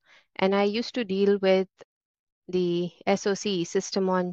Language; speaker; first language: English; non-native, local second language; Hindi